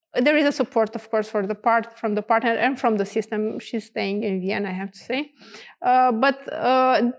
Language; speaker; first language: English; non-native, fluent; Romanian